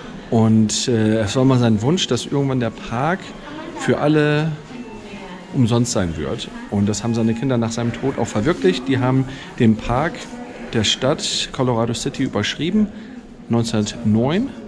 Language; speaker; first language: German; native; German